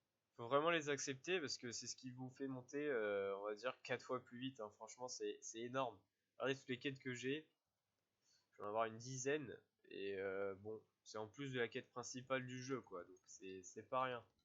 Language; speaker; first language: French; native; French